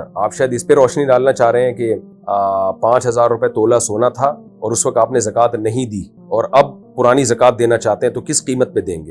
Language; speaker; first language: Urdu; native; Urdu